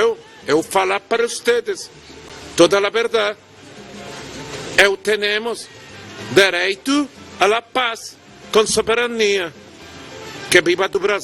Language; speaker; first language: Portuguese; non-native, learner; Spanish